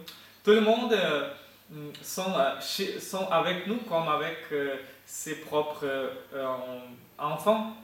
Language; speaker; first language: French; non-native, fluent; Ukrainian